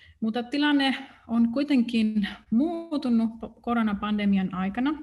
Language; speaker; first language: Finnish; non-native, fluent; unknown